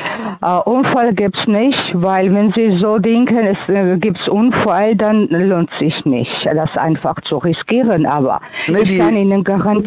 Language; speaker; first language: German; non-native, fluent; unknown